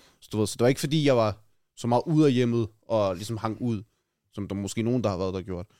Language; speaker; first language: Danish; early bilingual, other home language; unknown